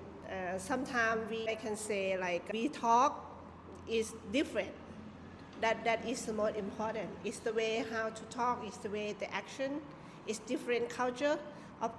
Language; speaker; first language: English; non-native, learner; Thai